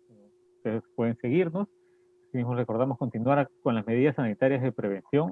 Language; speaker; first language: Spanish; native; Spanish